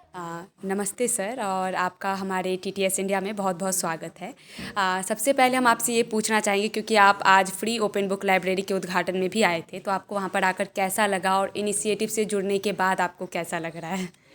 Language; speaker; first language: Hindi; native; Hindi